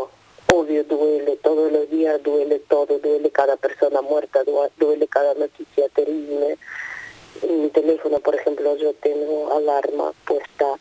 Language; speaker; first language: Spanish; non-native, fluent; Ukrainian